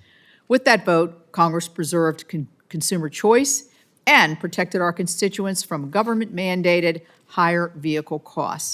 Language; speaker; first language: English; native; English